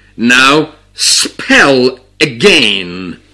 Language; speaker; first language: English; non-native, fluent; Georgian